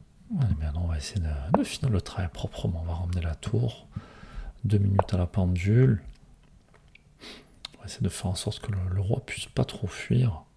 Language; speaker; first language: French; native; French